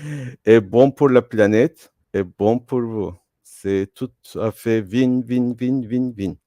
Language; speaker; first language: French; non-native, fluent; Turkish